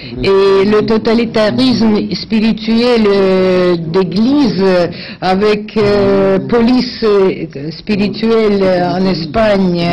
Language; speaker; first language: French; non-native, fluent; Russian